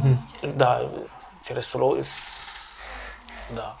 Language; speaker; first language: Russian; non-native, local second language; Ukrainian